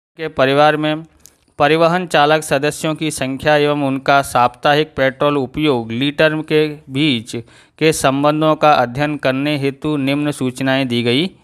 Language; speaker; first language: Hindi; non-native, local second language; Gujarati